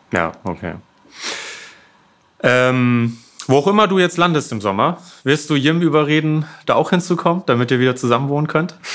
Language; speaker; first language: German; native; German